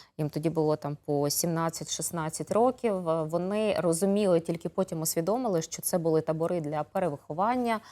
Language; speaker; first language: Ukrainian; native; Ukrainian